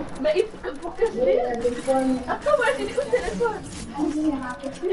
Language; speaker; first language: French; native; French